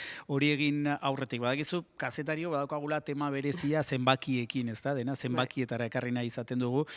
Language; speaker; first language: Basque; native; Basque